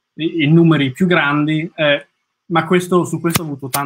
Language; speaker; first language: Italian; early bilingual, heritage; Italian